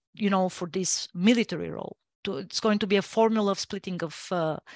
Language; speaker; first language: English; non-native, fluent; Bulgarian